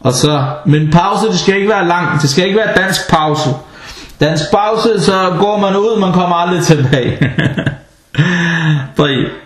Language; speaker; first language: Danish; non-native, fluent; Arabic